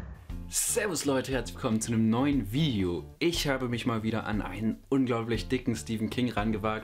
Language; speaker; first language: German; native; German